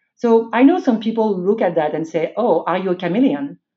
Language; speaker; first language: English; non-native, fluent; French